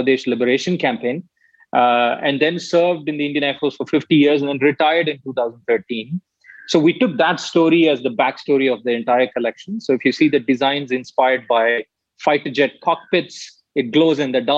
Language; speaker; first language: English; non-native, local second language; Tamil